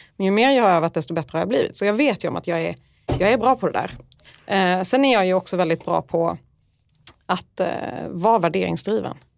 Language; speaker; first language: Swedish; early bilingual, other home language; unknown